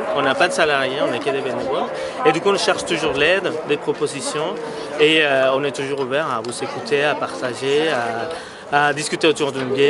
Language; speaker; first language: French; non-native, fluent; Spanish